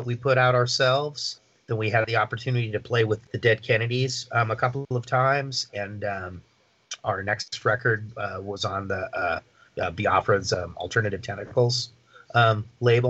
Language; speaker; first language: English; native; English